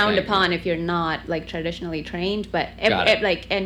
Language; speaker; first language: English; non-native, local second language; Tamil